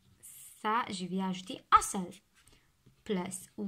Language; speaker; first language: French; non-native, local second language; Morisyen